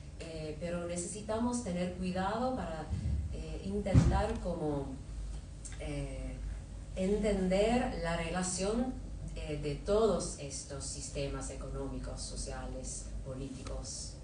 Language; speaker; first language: Spanish; non-native, fluent; English